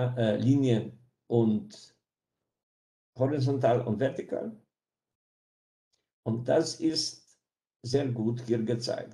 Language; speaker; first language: German; non-native, fluent; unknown